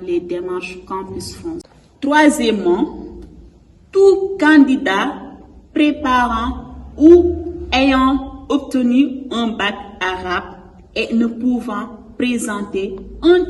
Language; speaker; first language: French; non-native, local second language; Wolof